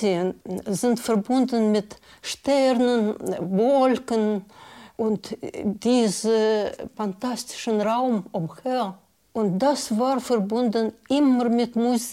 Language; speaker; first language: German; non-native, learner; Russian